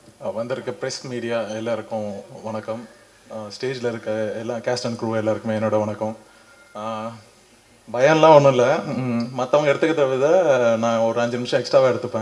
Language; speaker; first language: Tamil; native; Tamil